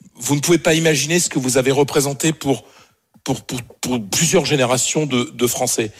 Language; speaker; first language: French; native; French